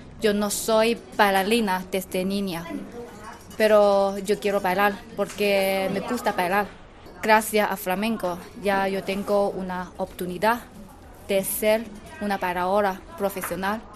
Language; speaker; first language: Spanish; non-native, learner; Chinese